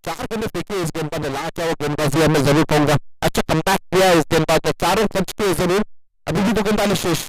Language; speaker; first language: Hindi; non-native, local second language; Marathi